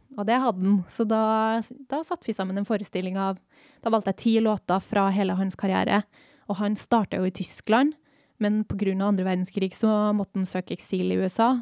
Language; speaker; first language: Norwegian; native; Norwegian